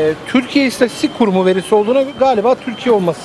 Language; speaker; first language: Turkish; native; Turkish